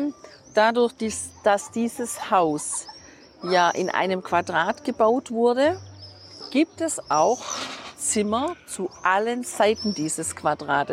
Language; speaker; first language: German; native; German